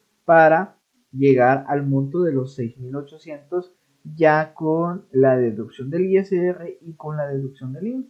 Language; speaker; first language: Spanish; native; Spanish